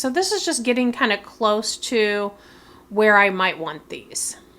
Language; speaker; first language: English; native; English